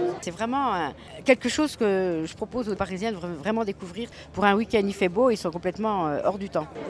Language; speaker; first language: French; native; French